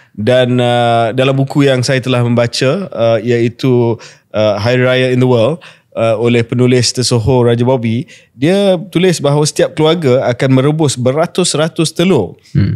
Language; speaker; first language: Malay; native; Malay